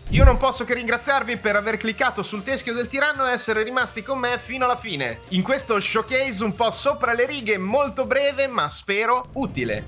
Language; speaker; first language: Italian; native; Italian